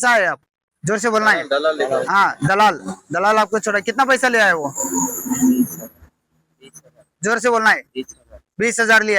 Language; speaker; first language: Hindi; non-native, local second language; Kannada